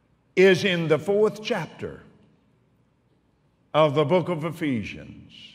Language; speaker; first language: English; native; English